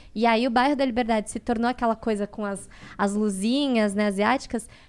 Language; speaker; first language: Portuguese; native; Portuguese